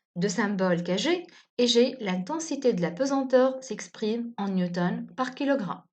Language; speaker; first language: French; non-native, local second language; Arabic